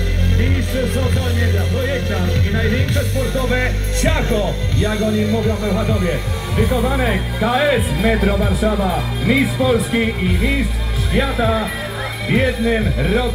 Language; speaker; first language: Polish; native; Polish